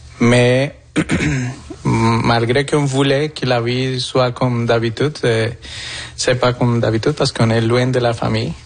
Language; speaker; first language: French; non-native, fluent; Spanish